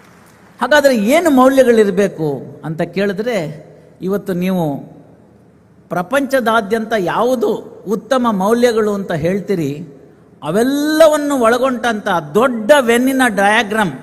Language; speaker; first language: Kannada; native; Kannada